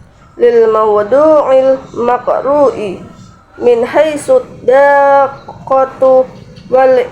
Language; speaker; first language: Arabic; non-native, learner; Indonesian